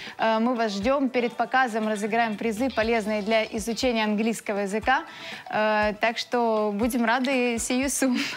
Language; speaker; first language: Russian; native; Russian